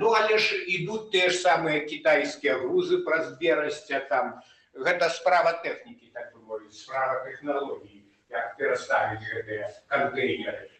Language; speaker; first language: Belarusian; native; Belarusian